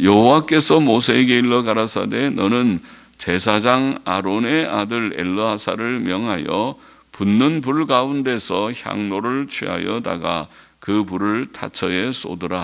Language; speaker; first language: Korean; native; Korean